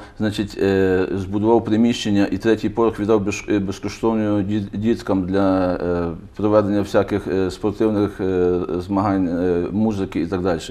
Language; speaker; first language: Ukrainian; native; Ukrainian